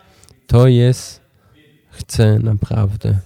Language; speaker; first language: Polish; non-native, learner; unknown